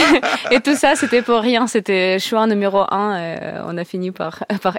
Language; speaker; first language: French; non-native, learner; Russian